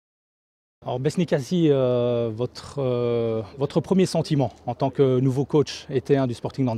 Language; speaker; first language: French; native; French